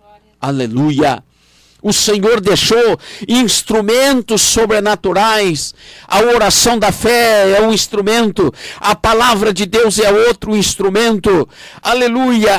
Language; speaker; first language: Portuguese; native; Portuguese